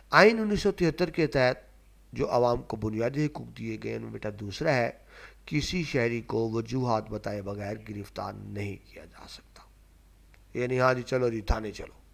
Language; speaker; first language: Urdu; non-native, local second language; Punjabi